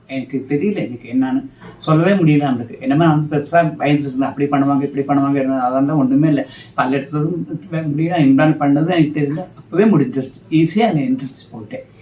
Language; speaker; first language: Tamil; non-native, local second language; Malayalam